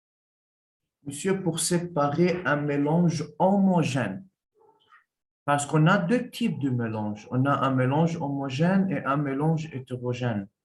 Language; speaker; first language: French; non-native, local second language; Arabic